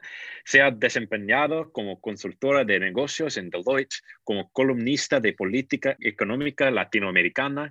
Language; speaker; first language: Spanish; non-native, fluent; English